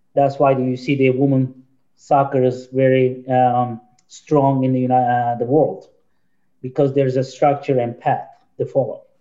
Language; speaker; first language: English; non-native, fluent; Turkish